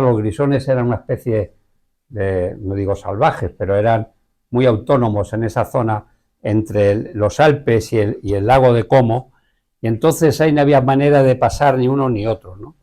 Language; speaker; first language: Spanish; native; Spanish